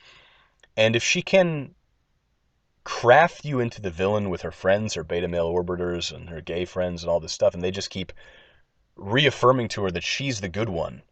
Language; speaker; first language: English; native; English